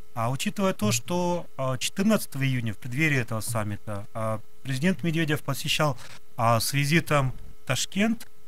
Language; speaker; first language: Russian; non-native, local second language; Kyrgyz